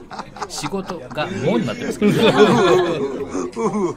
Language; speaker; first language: Japanese; native; Japanese